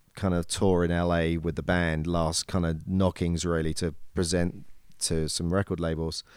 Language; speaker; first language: English; native; English